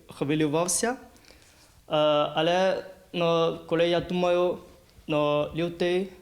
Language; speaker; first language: Ukrainian; non-native, fluent; Chinese